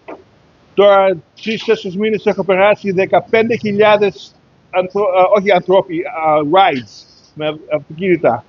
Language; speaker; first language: Greek; early bilingual, heritage; Greek